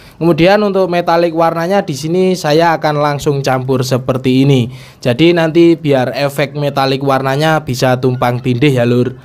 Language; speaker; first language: Indonesian; native; Indonesian